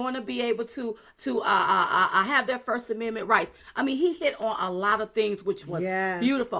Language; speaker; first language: English; native; English